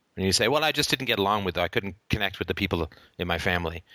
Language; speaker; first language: English; native; English